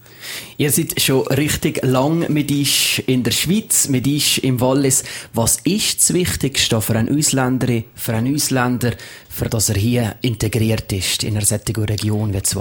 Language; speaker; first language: German; native; German